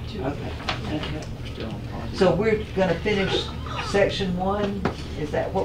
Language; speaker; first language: English; native; English